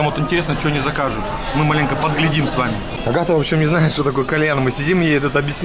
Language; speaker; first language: Russian; native; Russian